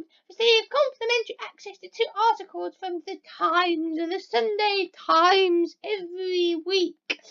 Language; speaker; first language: English; native; English